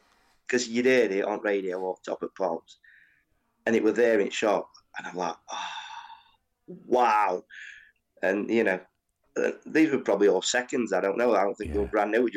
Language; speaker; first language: English; native; English